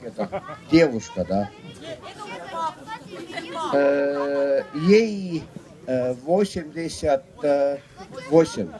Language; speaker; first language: Russian; non-native, fluent; Estonian